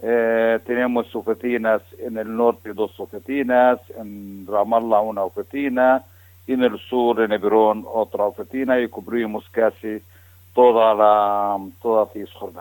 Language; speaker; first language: Spanish; non-native, fluent; Arabic